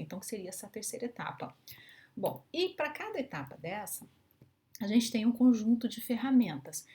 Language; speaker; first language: Portuguese; native; Portuguese